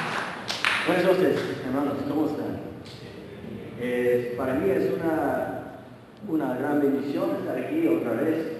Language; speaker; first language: Spanish; non-native, fluent; English